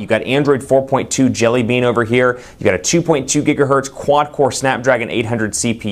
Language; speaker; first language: English; native; English